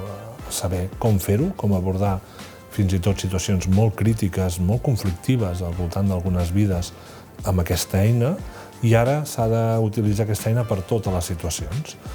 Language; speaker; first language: Catalan; native; Catalan